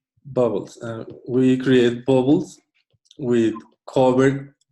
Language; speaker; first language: English; non-native, learner; Spanish